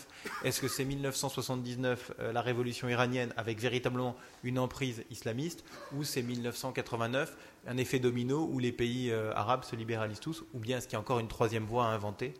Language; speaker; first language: French; native; French